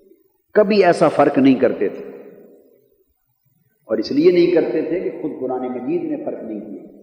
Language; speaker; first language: Urdu; native; Urdu